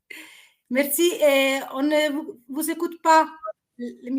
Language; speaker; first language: French; non-native, fluent; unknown